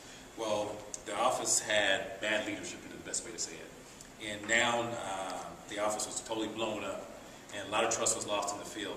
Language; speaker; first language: English; native; English